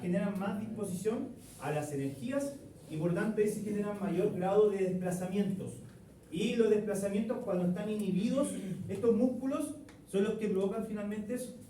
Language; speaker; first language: Spanish; native; Spanish